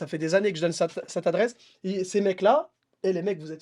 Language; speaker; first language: French; native; French